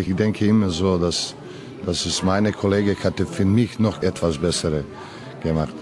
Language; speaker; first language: German; non-native, learner; Serbian